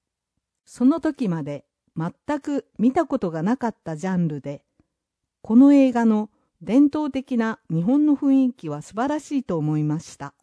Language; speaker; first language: Japanese; non-native, fluent; English